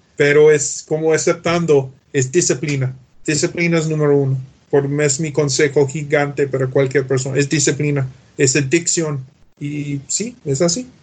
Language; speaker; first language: Spanish; non-native, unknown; English